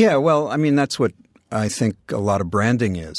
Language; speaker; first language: English; native; English